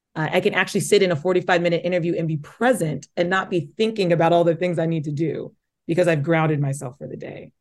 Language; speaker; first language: English; native; English